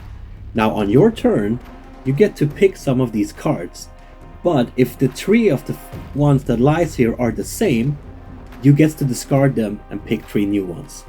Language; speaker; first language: English; non-native, fluent; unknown